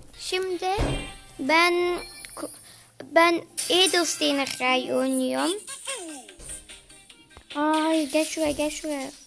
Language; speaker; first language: Turkish; early bilingual, heritage; Turkish